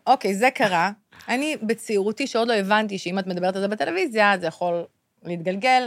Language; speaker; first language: Hebrew; native; Hebrew